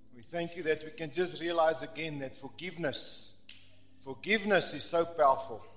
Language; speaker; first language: English; non-native, local second language; Afrikaans